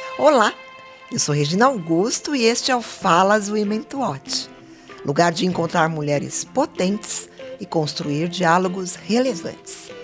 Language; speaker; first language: Portuguese; native; Portuguese